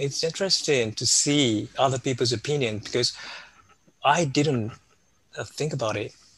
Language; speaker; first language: English; non-native, fluent; Japanese